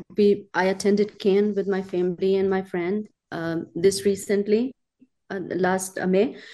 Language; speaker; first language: English; non-native, local second language; Urdu